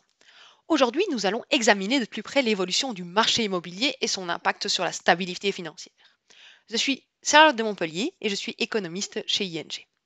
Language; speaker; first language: French; native; French